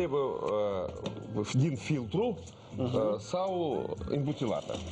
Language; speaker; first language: Romanian; non-native, learner; Russian